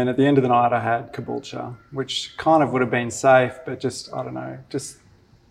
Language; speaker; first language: English; native; English